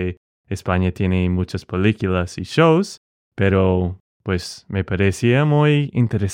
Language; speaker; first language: Spanish; non-native, fluent; English